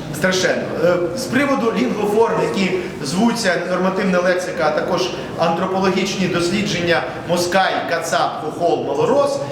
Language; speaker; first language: Ukrainian; non-native, local second language; Russian